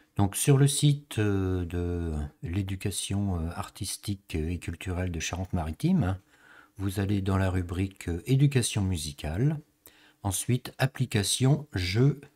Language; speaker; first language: French; native; French